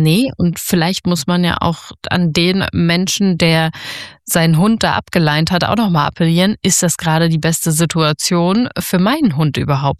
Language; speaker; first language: German; native; German